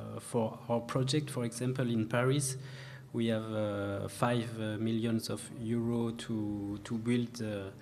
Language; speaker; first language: English; non-native, learner; French